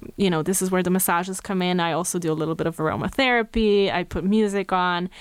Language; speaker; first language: English; non-native, fluent; Slovenian